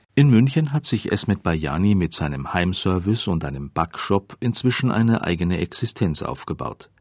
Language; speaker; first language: German; native; German